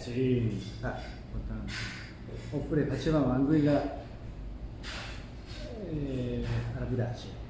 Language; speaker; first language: Italian; non-native, learner; Japanese